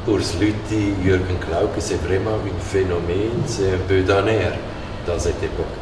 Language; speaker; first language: French; non-native, learner; German